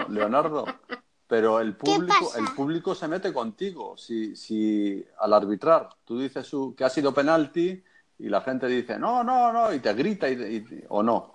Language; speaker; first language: Spanish; native; Spanish